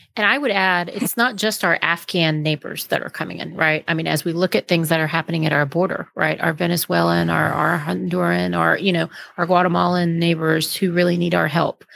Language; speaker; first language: English; native; English